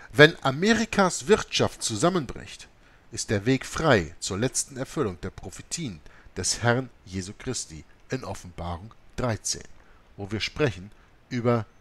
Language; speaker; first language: German; native; German